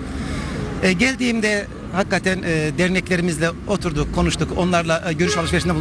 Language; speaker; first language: Turkish; native; Turkish